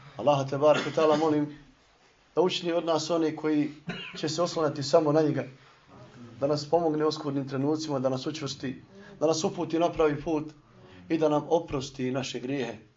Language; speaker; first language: Bosnian; native; Bosnian